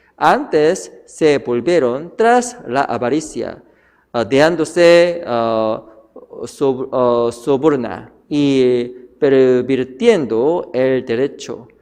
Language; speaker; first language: Spanish; non-native, learner; Korean